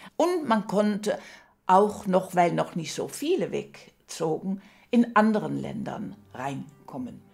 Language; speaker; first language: German; early bilingual, heritage; German